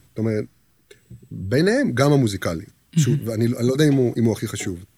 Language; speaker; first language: Hebrew; native; Hebrew